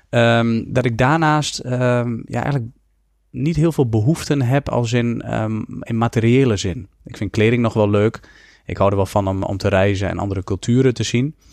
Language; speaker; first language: Dutch; native; Dutch